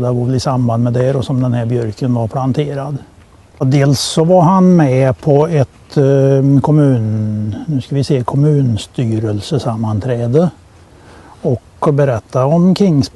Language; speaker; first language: Swedish; native; Swedish